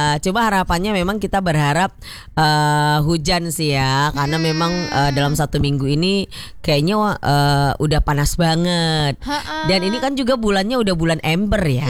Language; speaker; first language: Indonesian; non-native, local second language; Minangkabau